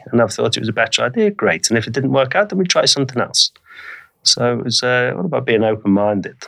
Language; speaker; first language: English; native; English